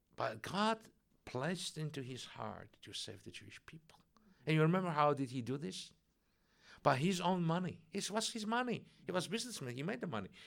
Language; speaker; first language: English; non-native, fluent; Russian